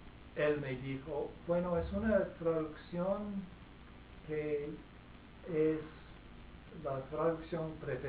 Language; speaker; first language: Spanish; non-native, fluent; English